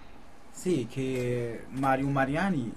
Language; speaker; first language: Italian; non-native, local second language; Kurdish